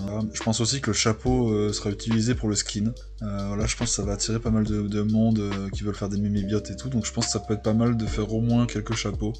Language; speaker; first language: French; native; French